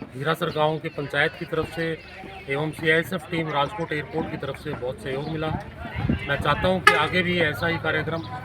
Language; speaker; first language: Hindi; native; Hindi